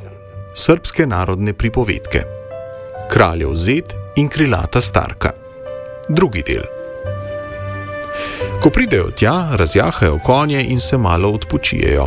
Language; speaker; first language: Slovenian; native; Slovenian